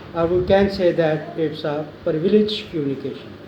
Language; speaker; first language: English; non-native, local second language; Urdu